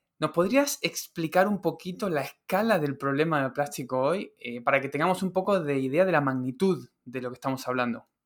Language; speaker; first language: Spanish; native; Spanish